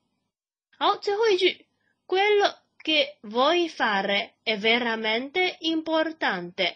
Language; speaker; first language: Italian; non-native, fluent; Chinese